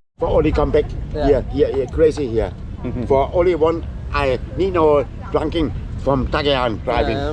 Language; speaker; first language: English; non-native, learner; German